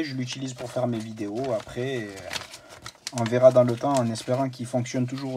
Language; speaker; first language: French; native; French